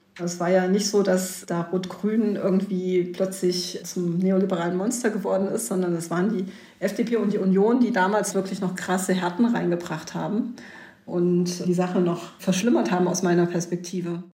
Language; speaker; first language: German; native; German